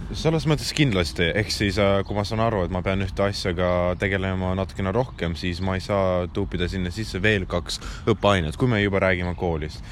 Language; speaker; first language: Estonian; non-native, local second language; Russian